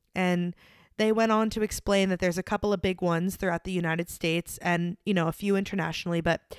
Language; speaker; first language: English; native; English